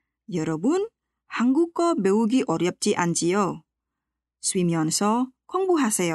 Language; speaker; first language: Korean; non-native, fluent; Indonesian